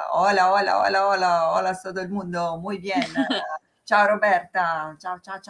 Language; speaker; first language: Spanish; non-native, fluent; Italian